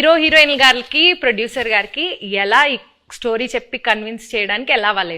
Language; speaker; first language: Telugu; native; Telugu